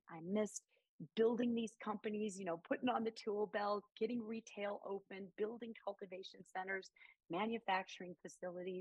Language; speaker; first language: English; native; English